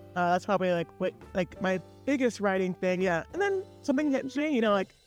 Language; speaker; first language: English; native; English